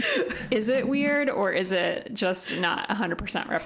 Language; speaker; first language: English; native; English